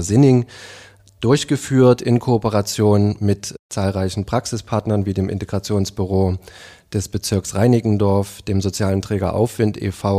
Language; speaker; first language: German; native; German